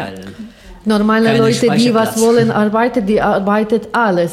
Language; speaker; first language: German; non-native, learner; Ukrainian